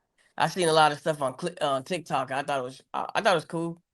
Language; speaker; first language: English; native; English